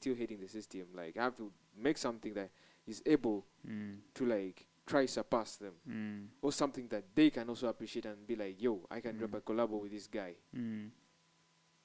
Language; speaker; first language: English; non-native, local second language; Ganda